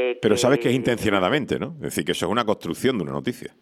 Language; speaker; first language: Spanish; native; Spanish